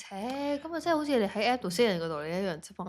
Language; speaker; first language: Cantonese; native; Cantonese